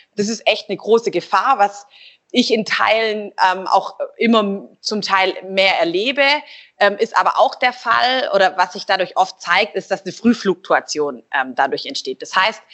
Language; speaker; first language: German; native; German